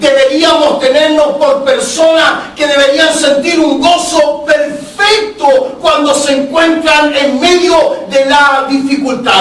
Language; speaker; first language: Spanish; native; Spanish